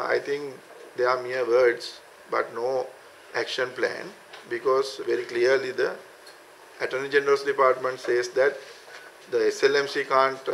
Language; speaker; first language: English; non-native, local second language; Sinhala